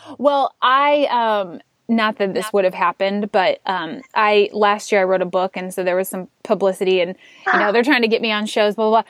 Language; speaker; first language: English; native; English